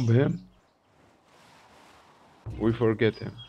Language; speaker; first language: English; non-native, learner; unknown